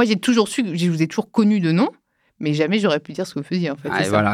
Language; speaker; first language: French; native; French